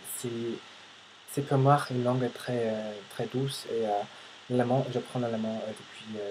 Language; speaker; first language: French; non-native, learner; English